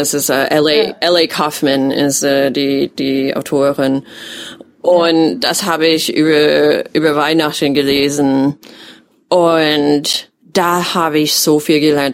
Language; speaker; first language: German; non-native, fluent; English